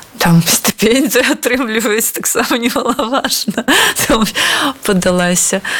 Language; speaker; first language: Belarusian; non-native, local second language; Russian